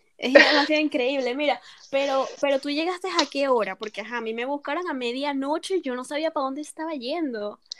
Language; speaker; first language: Spanish; native; Spanish